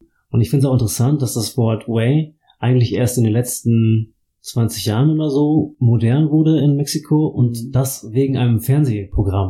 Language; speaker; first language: German; native; German